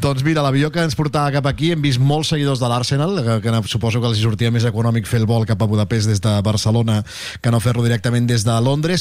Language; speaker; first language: Catalan; native; Catalan